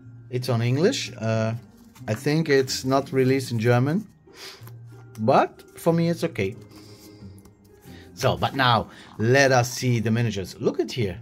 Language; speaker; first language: English; non-native, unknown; German